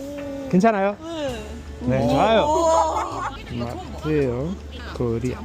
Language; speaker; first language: Korean; non-native, learner; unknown